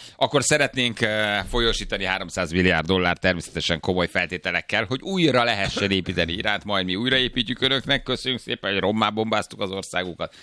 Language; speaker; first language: Hungarian; native; Hungarian